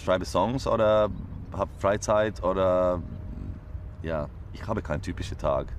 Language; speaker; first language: German; non-native, learner; Finnish